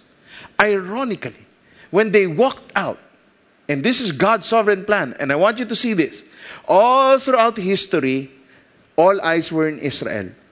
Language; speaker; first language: English; non-native, local second language; Filipino